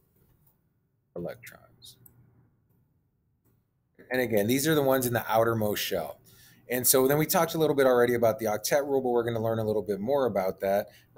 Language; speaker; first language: English; native; English